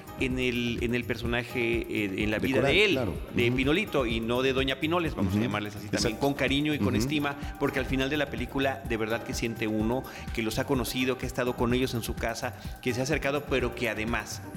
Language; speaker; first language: Spanish; native; Spanish